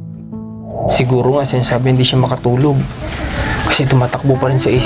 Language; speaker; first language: Filipino; native; Filipino